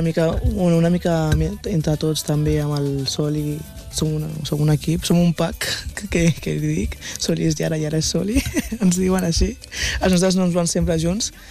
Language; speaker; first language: Catalan; early bilingual, other home language; Wolof